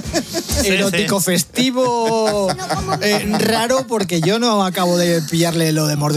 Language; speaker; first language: Spanish; native; Spanish